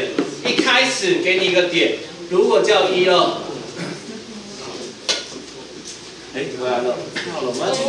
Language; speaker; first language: Chinese; native; Chinese